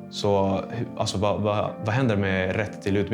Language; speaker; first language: Swedish; non-native, fluent; Spanish